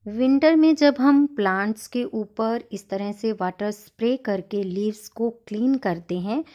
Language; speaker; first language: Hindi; native; Hindi